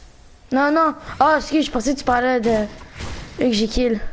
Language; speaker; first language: French; native; French